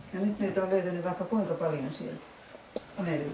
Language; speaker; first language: Finnish; native; Finnish